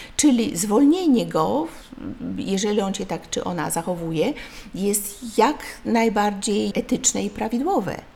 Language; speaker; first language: Polish; native; Polish